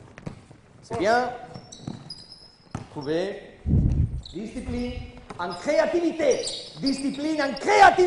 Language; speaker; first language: French; non-native, learner; Spanish